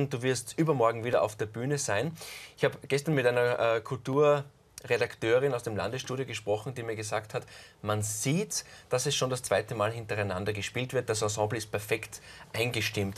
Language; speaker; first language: German; native; German